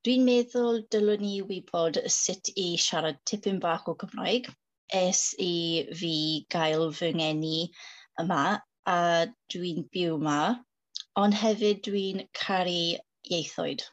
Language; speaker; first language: Welsh; non-native, learner; English